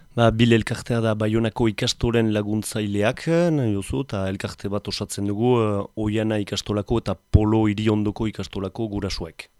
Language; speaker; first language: Basque; native; Basque